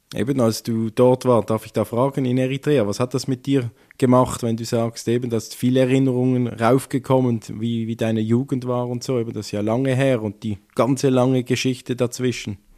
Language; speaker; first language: German; native; German